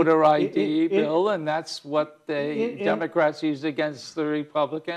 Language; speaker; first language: English; native; English